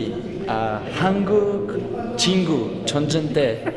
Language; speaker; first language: Korean; non-native, learner; Spanish